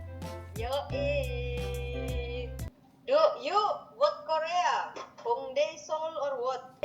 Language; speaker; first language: English; non-native, learner; Indonesian